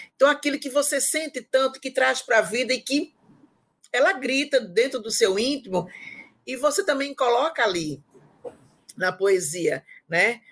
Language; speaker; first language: Portuguese; native; Portuguese